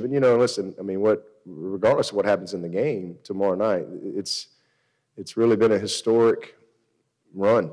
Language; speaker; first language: English; native; English